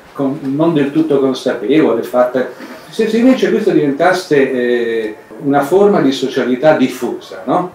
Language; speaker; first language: Italian; native; Italian